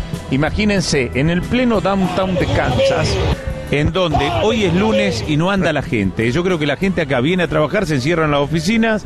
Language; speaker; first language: Spanish; native; Spanish